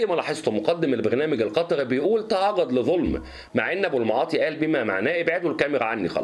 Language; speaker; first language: Arabic; native; Arabic